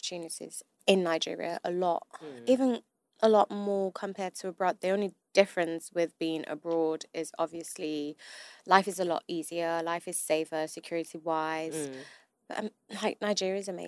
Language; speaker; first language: English; native; English